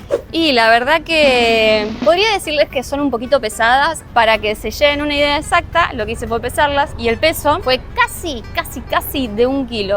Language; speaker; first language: Spanish; native; Spanish